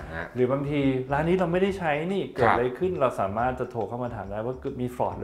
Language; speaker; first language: Thai; native; Thai